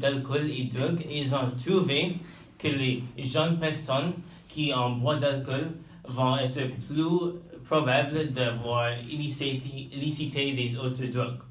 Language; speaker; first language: French; non-native, learner; English